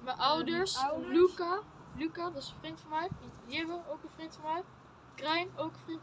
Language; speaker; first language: Dutch; early bilingual, other home language; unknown